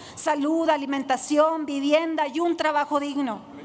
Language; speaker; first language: Spanish; native; Spanish